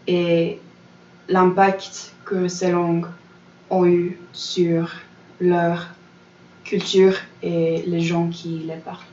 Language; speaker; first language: French; non-native, fluent; English